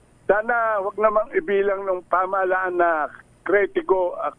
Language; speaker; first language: Filipino; native; Filipino